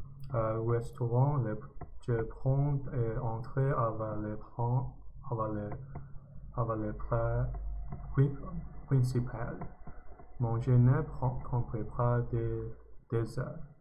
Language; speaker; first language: French; non-native, learner; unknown